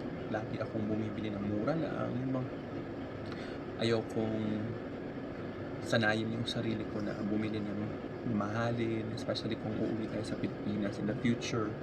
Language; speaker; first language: Filipino; native; Filipino